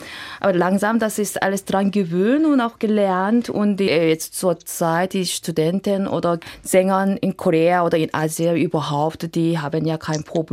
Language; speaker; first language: German; non-native, fluent; Korean